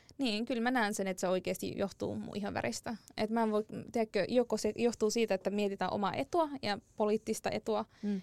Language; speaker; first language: Finnish; early bilingual, other home language; Arabic